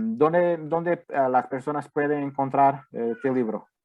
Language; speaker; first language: Spanish; non-native, fluent; Portuguese